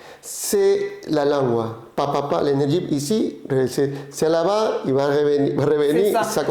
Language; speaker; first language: French; non-native, learner; Spanish